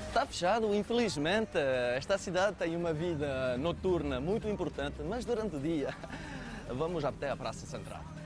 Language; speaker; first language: Portuguese; early bilingual, heritage; French